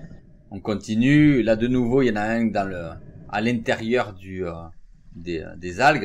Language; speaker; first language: French; native; French